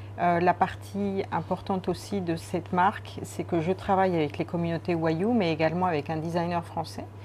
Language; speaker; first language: French; early bilingual, other home language; Spanish